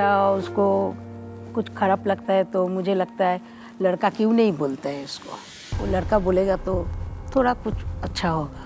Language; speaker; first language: Hindi; non-native, local second language; Bangla